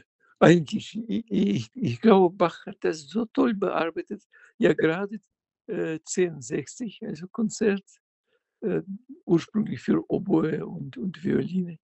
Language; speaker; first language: German; non-native, fluent; Russian